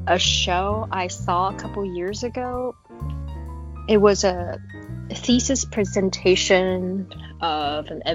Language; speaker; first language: English; non-native, fluent; Chinese